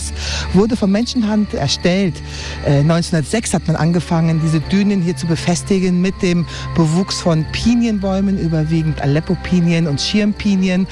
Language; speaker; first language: German; native; German